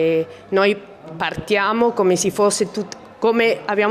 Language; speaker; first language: Italian; non-native, fluent; Spanish